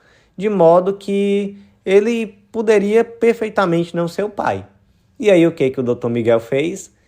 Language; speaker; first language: Portuguese; native; Portuguese